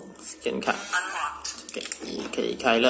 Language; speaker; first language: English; non-native, local second language; Chinese